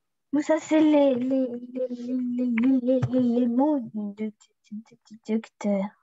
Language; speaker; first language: French; non-native, learner; Russian